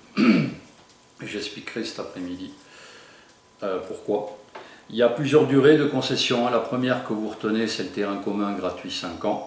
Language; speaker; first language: French; native; French